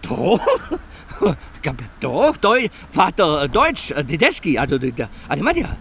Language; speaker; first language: German; non-native, learner; Italian